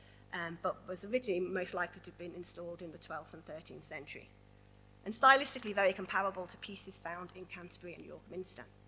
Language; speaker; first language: English; native; English